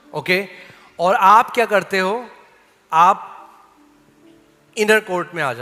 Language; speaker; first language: Hindi; native; Hindi